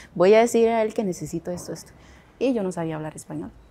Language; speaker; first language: Spanish; non-native, local second language; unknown